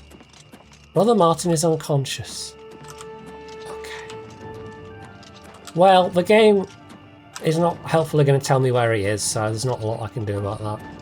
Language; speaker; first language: English; native; English